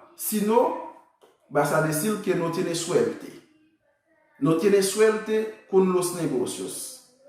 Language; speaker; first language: Spanish; non-native, fluent; Haitian Creole